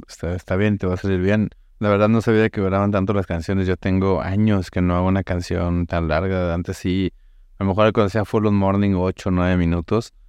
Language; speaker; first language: Spanish; native; Spanish